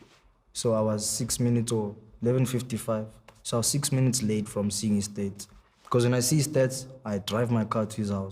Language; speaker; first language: English; non-native, local second language; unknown